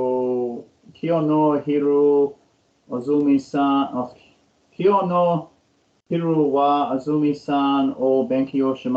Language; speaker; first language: Japanese; non-native, learner; English